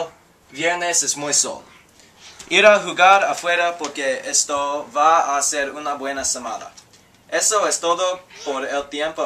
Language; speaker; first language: Spanish; non-native, learner; English